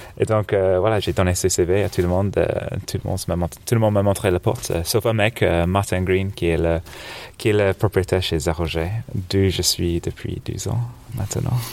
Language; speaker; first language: French; non-native, fluent; English